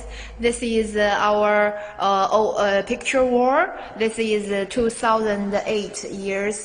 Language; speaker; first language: English; non-native, learner; Chinese